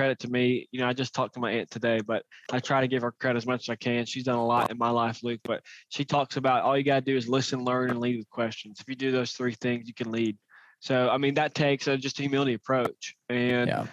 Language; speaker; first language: English; native; English